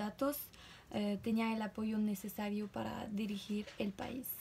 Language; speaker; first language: Spanish; non-native, learner; French